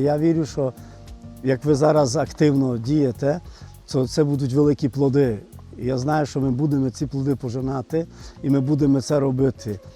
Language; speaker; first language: Ukrainian; non-native, local second language; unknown